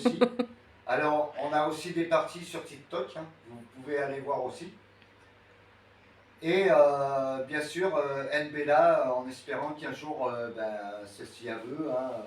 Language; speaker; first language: French; native; French